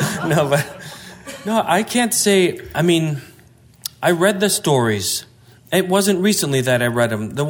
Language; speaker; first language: English; native; English